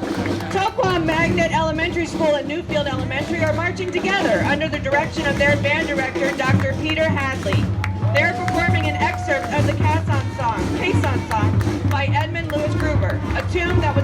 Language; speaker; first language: English; native; English